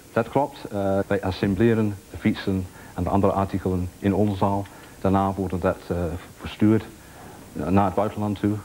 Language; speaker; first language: Dutch; non-native, fluent; English